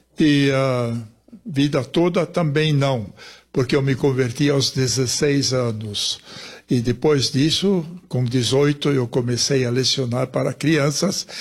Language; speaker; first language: Portuguese; early bilingual, other home language; German